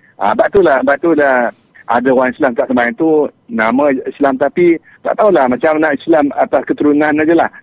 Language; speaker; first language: Malay; native; Malay